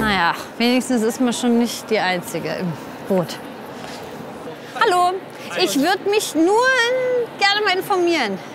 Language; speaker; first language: German; native; German